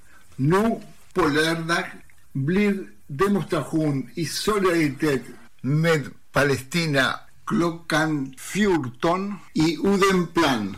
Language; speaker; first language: Swedish; non-native, fluent; Spanish